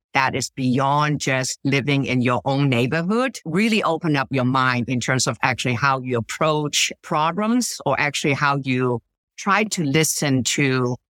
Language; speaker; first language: English; early bilingual, other home language; Cantonese